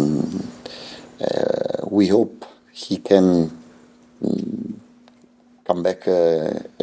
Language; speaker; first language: English; non-native, fluent; Italian